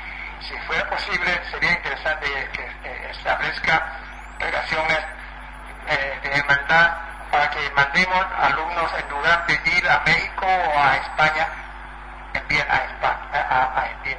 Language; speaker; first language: Spanish; non-native, fluent; Chinese